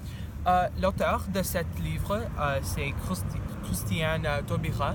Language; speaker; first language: French; non-native, learner; English